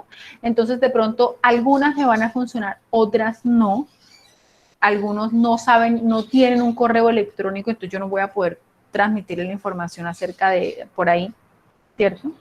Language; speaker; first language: Spanish; native; Spanish